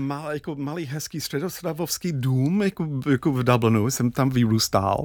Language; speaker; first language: Czech; non-native, fluent; English